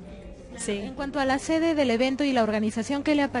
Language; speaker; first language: Spanish; native; Spanish